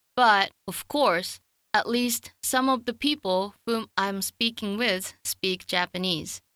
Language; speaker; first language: English; non-native, fluent; Japanese